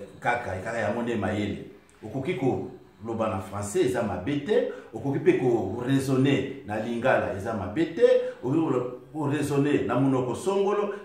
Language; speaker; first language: Lingala; non-native, local second language; Swahili